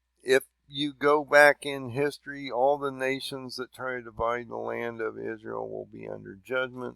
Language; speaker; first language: English; native; English